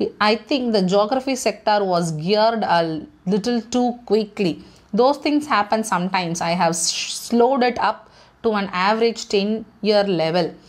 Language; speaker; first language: English; non-native, local second language; Tamil